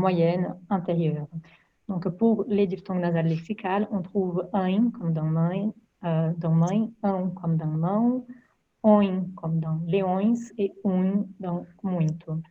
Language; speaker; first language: French; non-native, fluent; Portuguese